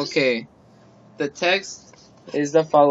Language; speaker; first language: English; non-native, fluent; Spanish